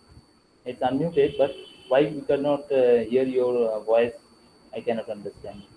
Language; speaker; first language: English; non-native, local second language; Bangla